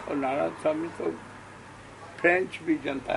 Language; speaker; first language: Hindi; non-native, local second language; Bangla